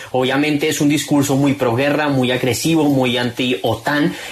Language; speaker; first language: Spanish; native; Spanish